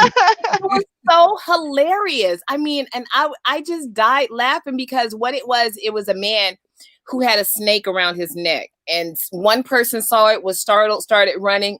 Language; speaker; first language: English; native; English